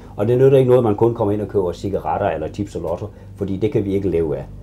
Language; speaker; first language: Danish; native; Danish